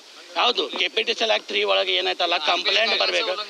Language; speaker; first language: Kannada; native; Kannada